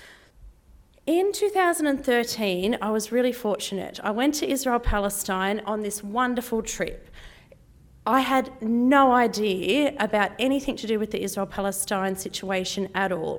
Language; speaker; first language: English; native; English